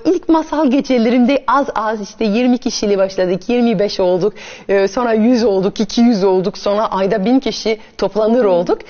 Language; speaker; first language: Turkish; non-native, fluent; French